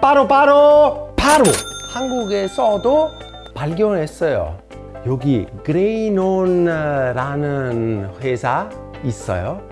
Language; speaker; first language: Korean; non-native, fluent; Italian